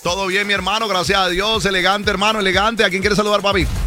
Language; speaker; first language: Spanish; native; Spanish